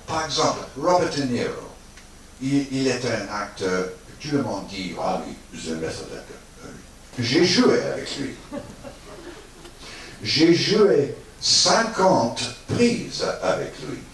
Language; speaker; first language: French; non-native, learner; English